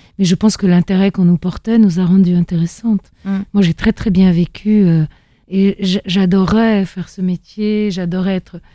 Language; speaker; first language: French; early bilingual, other home language; Italian